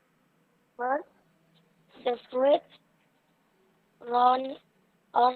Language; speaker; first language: English; non-native, learner; Indonesian